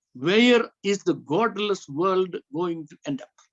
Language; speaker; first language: English; non-native, local second language; Malayalam